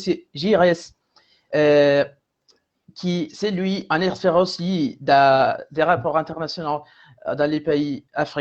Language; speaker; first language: French; non-native, fluent; Spanish